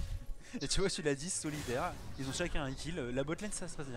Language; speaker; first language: French; native; French